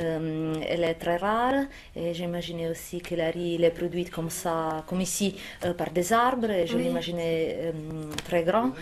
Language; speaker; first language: French; non-native, fluent; Italian